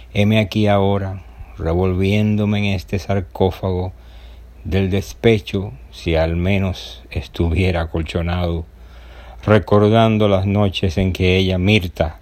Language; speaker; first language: Spanish; native; Spanish